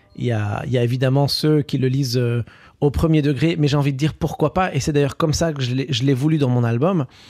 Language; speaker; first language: French; early bilingual, other home language; Arabic